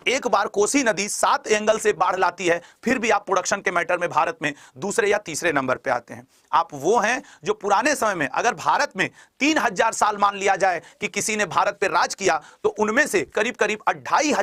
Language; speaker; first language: Hindi; native; Hindi